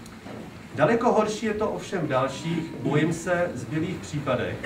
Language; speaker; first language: Czech; native; Czech